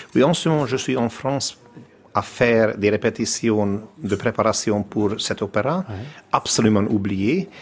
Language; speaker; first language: French; non-native, learner; Hungarian